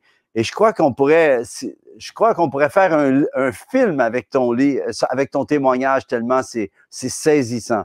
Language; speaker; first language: French; native; French